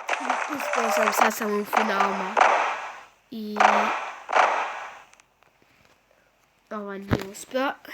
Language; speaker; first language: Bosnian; early bilingual, heritage; Bosnian